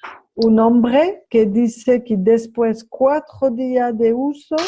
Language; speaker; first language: Spanish; non-native, fluent; French